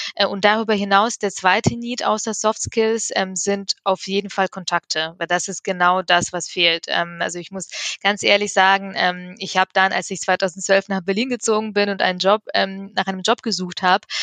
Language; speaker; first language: German; early bilingual, other home language; Russian